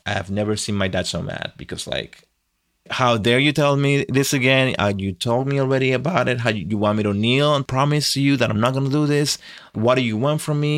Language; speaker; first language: English; non-native, fluent; Spanish